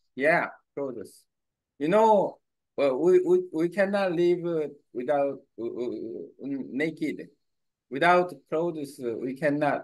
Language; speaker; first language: English; non-native, learner; Korean